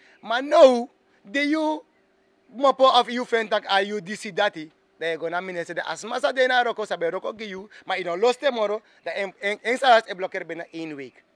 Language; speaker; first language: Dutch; native; Dutch